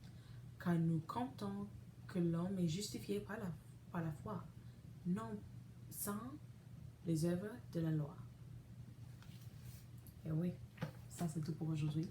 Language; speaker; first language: French; non-native, learner; English